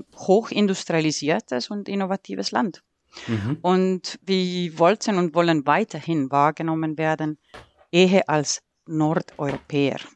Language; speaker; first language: German; non-native, fluent; Estonian